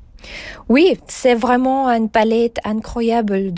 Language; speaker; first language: French; non-native, fluent; Russian